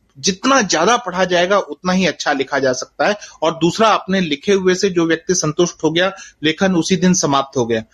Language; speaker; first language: Hindi; native; Hindi